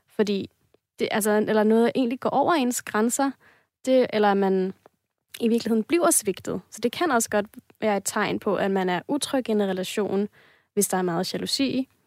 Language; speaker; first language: Danish; native; Danish